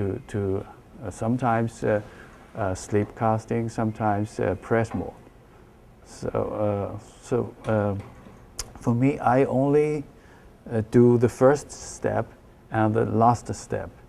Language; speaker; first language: English; non-native, learner; Chinese